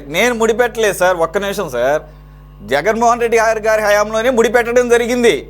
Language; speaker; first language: Telugu; native; Telugu